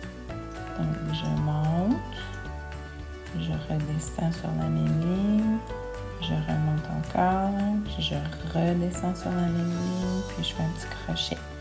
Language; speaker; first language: French; native; French